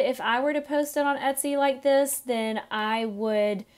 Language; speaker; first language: English; native; English